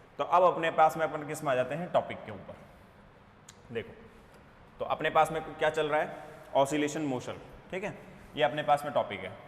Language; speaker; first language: Hindi; native; Hindi